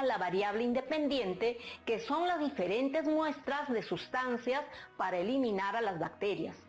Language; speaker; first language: Spanish; native; Spanish